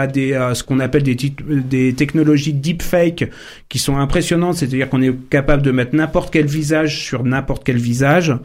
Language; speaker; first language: French; native; French